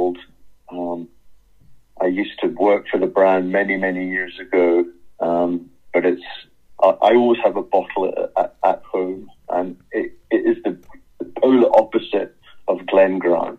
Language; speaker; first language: English; native; English